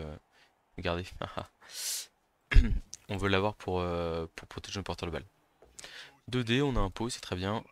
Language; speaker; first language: French; native; French